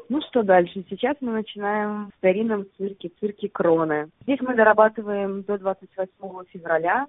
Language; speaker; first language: Russian; native; Russian